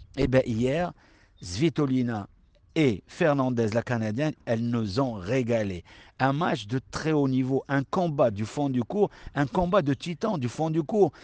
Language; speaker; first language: French; non-native, local second language; Arabic